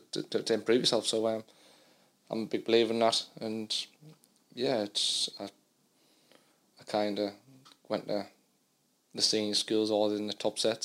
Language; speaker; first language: English; native; English